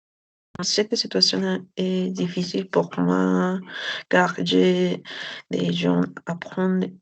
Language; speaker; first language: French; non-native, learner; Spanish